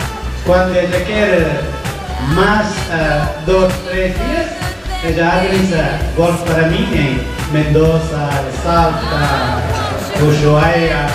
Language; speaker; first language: Spanish; non-native, learner; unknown